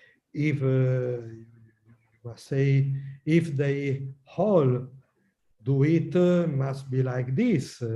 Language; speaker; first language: English; non-native, learner; Italian